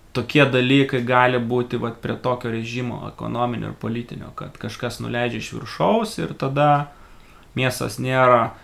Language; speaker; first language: Lithuanian; native; Lithuanian